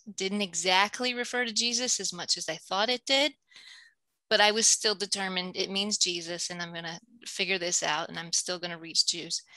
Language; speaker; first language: English; native; English